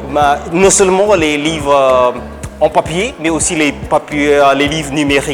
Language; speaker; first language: French; non-native, fluent; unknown